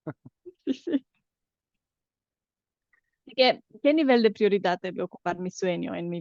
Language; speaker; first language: Spanish; non-native, fluent; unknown